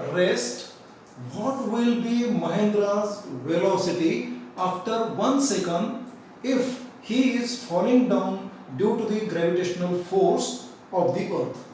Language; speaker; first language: English; non-native, local second language; Marathi